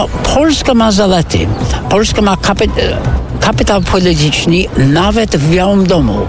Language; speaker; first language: Polish; non-native, fluent; English